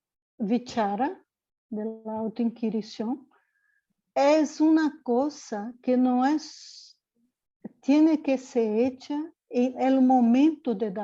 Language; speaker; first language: Spanish; non-native, learner; Portuguese